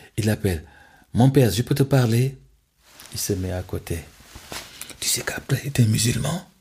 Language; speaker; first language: French; non-native, local second language; Wolof